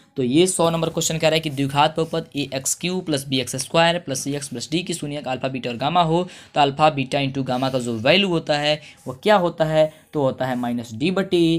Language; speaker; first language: Hindi; native; Hindi